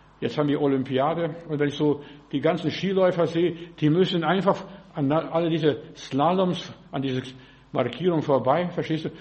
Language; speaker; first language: German; early bilingual, other home language; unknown